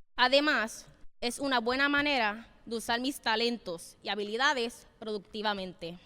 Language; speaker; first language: Spanish; early bilingual, other home language; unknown